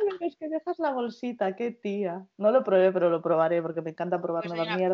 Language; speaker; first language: Spanish; native; Spanish